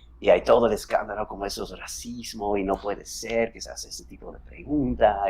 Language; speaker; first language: Spanish; non-native, fluent; Dutch